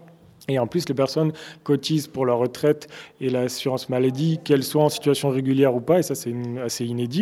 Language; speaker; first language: French; native; French